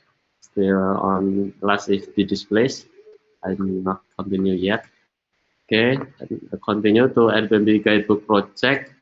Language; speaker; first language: English; non-native, learner; Indonesian